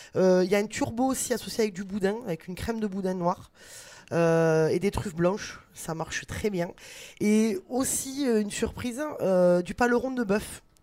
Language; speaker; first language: French; native; French